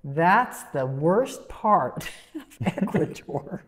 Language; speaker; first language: English; native; English